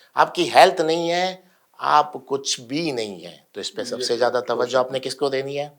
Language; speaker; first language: Urdu; native; Urdu